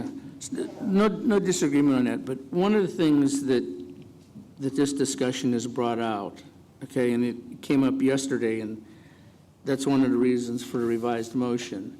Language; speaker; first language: English; native; English